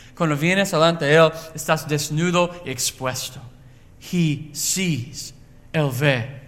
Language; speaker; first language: Spanish; non-native, learner; English